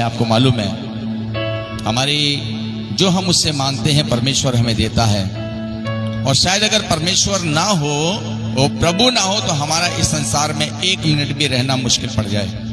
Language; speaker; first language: Hindi; native; Hindi